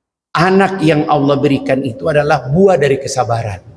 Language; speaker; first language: Indonesian; native; Indonesian